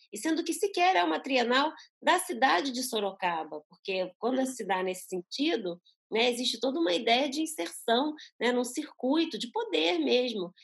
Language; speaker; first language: Portuguese; early bilingual, other home language; Spanish